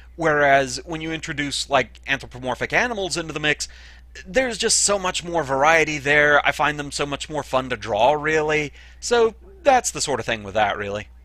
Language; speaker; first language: English; native; English